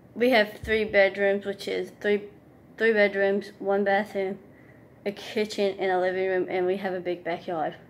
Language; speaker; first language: English; native; English